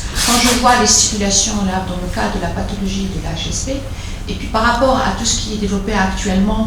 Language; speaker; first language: French; native; French